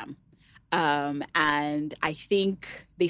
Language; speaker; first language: English; non-native, local second language; Yoruba